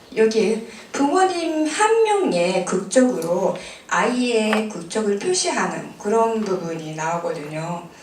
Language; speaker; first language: Korean; non-native, fluent; Japanese